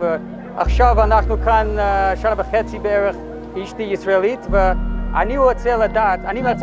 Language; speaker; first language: Hebrew; non-native, learner; English